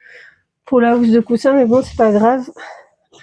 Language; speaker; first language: French; native; French